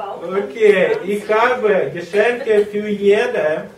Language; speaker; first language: German; non-native, learner; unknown